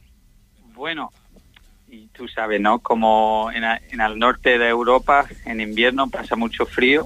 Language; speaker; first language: Spanish; non-native, learner; English